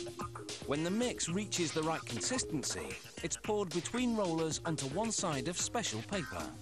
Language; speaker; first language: English; native; English